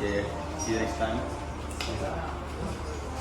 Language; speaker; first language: English; non-native, local second language; Indonesian